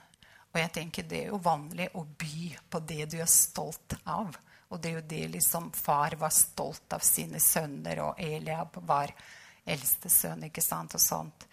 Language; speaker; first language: Norwegian; non-native, fluent; Russian